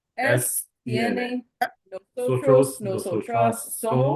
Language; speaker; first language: Spanish; non-native, learner; English